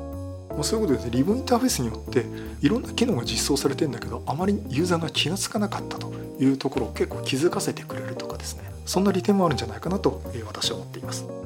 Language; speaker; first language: Japanese; native; Japanese